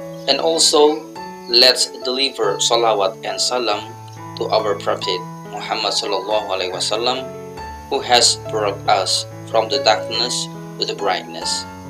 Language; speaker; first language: English; non-native, fluent; Indonesian